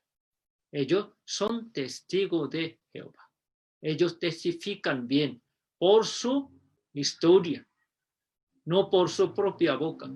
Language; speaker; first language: Spanish; non-native, fluent; Korean